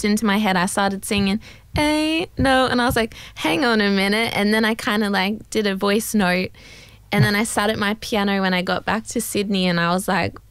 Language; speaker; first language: English; native; English